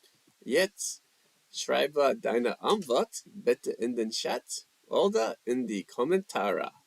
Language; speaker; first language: German; non-native, learner; English